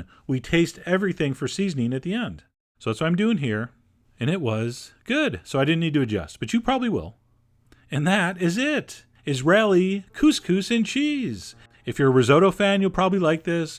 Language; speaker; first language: English; native; English